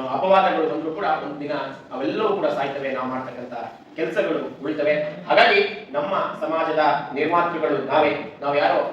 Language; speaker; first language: Kannada; non-native, local second language; Kodava